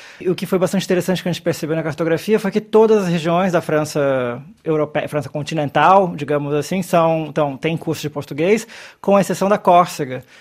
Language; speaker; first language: Portuguese; native; Portuguese